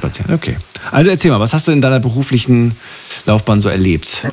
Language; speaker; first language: German; native; German